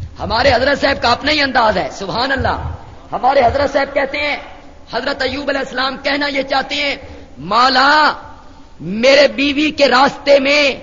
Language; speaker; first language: Urdu; non-native, local second language; Punjabi